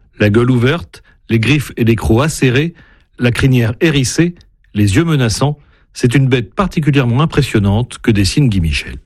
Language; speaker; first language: French; native; French